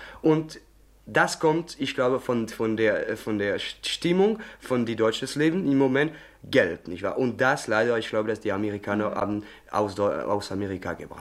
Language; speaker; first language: German; non-native, learner; French